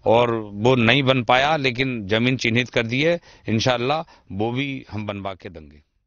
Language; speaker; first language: Hindi; native; Hindi